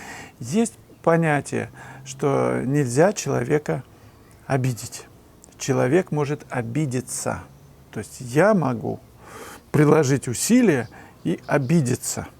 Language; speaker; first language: Russian; native; Russian